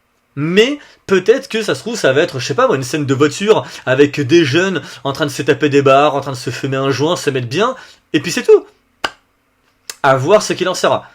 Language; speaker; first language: French; native; French